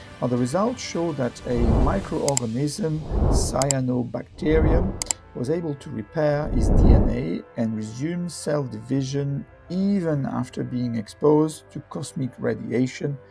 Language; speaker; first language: English; non-native, fluent; French